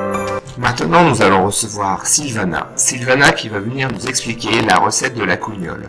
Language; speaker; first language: French; native; French